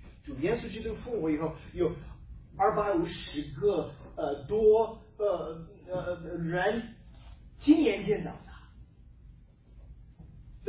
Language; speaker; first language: Chinese; non-native, fluent; English